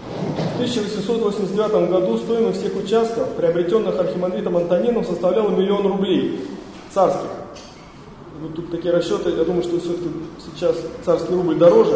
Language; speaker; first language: Russian; native; Russian